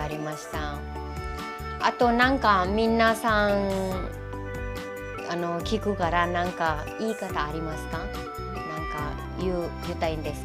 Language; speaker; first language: Japanese; non-native, learner; Hindi